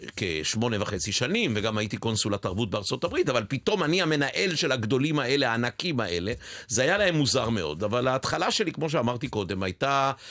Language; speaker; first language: Hebrew; native; Hebrew